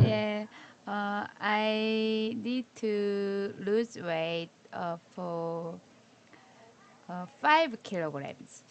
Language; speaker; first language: English; non-native, learner; Korean